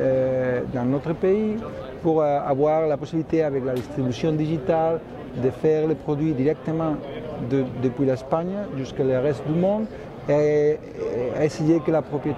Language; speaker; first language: French; non-native, fluent; Spanish